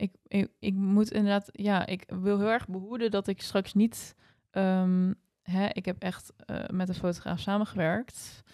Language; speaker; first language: Dutch; native; Dutch